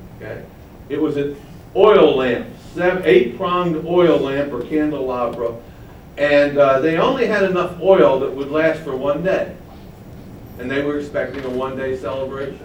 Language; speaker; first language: English; native; English